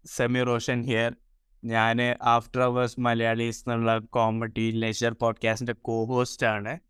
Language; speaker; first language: Malayalam; early bilingual, heritage; Malayalam